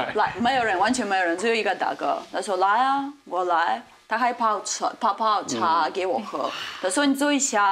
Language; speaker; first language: Chinese; non-native, fluent; French